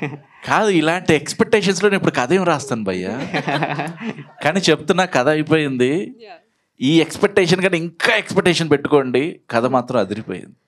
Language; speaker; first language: Telugu; native; Telugu